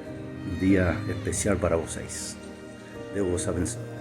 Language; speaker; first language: Portuguese; non-native, fluent; Spanish